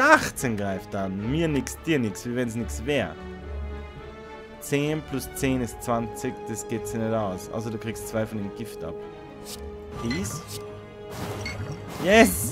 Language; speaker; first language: German; native; German